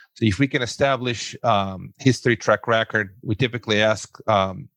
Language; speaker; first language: English; non-native, fluent; Russian